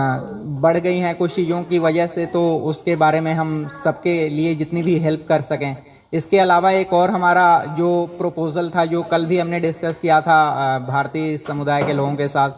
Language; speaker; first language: Hindi; native; Hindi